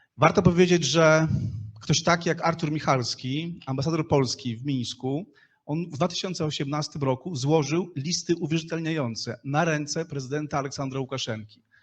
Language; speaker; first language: Polish; native; Polish